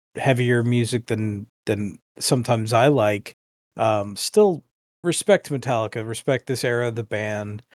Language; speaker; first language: English; native; English